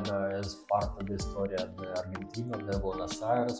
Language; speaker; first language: Spanish; non-native, learner; Russian